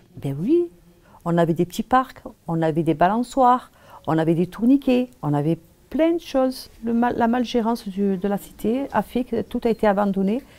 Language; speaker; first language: French; native; French